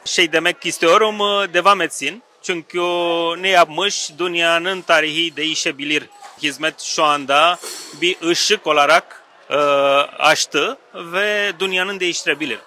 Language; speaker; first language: Turkish; non-native, learner; Romanian